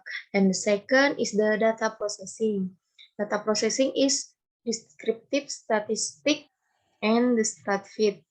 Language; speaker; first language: English; non-native, learner; Indonesian